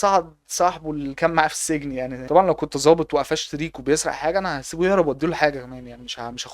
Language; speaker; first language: Arabic; native; Arabic